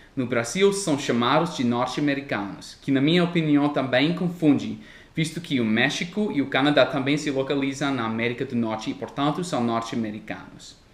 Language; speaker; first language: Portuguese; non-native, fluent; English